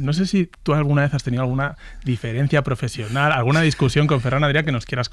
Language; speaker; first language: Spanish; native; Spanish